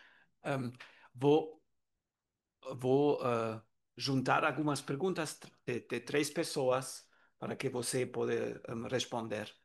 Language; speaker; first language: Portuguese; non-native, learner; German